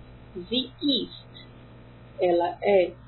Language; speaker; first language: German; non-native, fluent; Portuguese